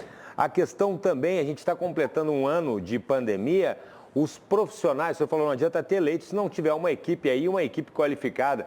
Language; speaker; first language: Portuguese; native; Portuguese